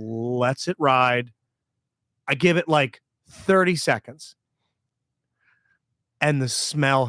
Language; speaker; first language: English; native; English